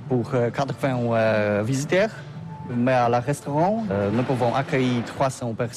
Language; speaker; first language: French; non-native, learner; Polish